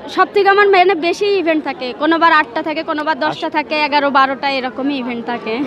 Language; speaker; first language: Bangla; native; Bangla